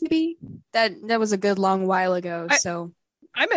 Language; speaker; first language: English; native; English